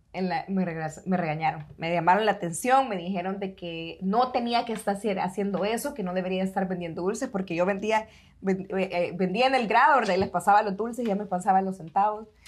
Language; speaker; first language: Spanish; native; Spanish